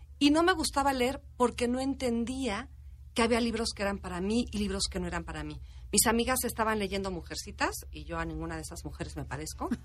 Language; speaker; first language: Spanish; native; Spanish